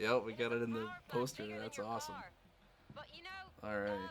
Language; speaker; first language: English; native; English